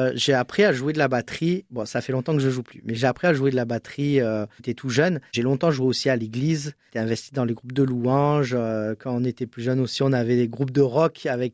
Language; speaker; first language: French; native; French